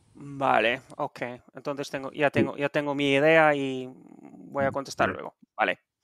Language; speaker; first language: Spanish; non-native, fluent; Dutch